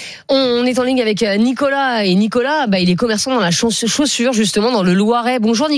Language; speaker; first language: French; native; French